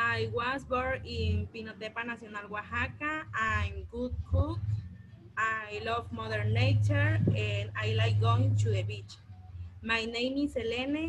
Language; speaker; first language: English; non-native, learner; Spanish